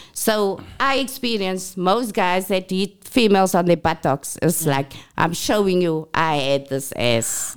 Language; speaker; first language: English; non-native, local second language; Afrikaans